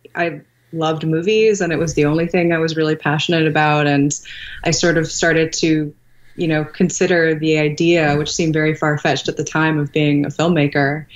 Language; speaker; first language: English; native; English